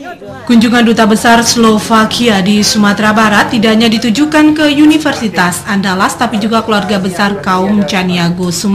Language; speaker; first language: Indonesian; native; Indonesian